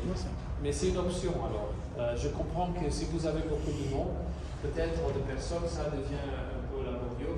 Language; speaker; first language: French; non-native, fluent; Italian